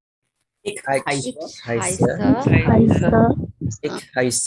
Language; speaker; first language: German; non-native, learner; Filipino